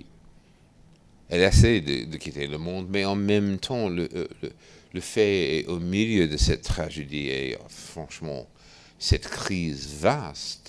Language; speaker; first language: French; non-native, fluent; English